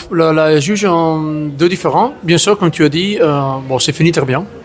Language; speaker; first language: French; non-native, learner; Italian